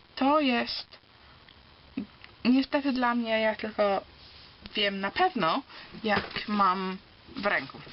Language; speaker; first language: Polish; early bilingual, heritage; Polish